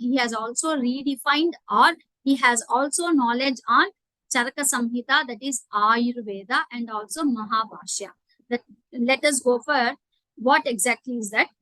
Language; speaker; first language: English; non-native, local second language; Telugu